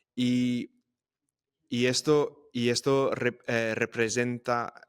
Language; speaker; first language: Spanish; non-native, fluent; English